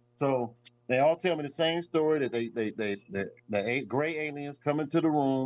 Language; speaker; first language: English; native; English